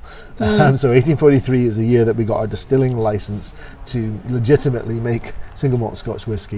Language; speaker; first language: English; native; English